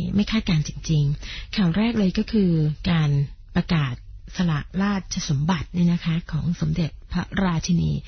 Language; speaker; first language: Thai; native; Thai